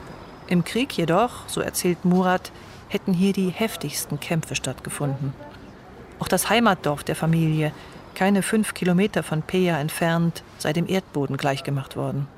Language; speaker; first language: German; native; German